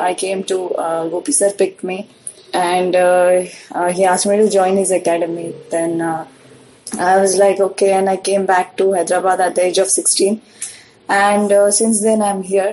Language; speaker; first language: English; non-native, local second language; Marathi